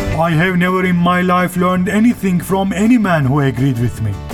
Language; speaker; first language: English; non-native, fluent; Turkish